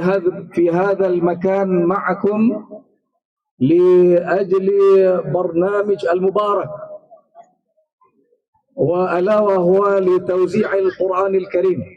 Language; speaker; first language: Arabic; non-native, fluent; Malay